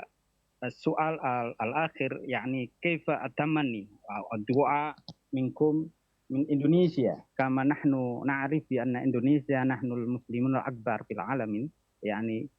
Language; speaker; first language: Arabic; non-native, learner; Indonesian